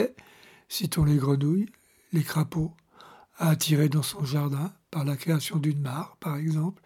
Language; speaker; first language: French; native; French